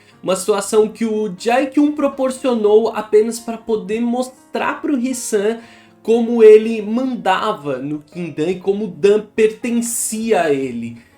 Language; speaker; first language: Portuguese; native; Portuguese